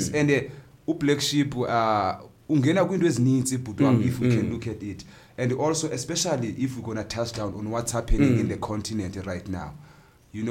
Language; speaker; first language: English; non-native, local second language; Xhosa